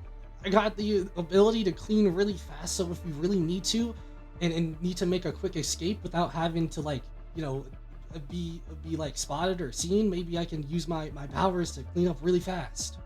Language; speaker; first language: English; native; English